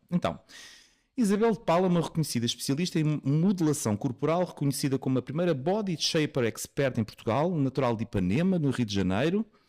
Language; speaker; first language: Portuguese; native; Portuguese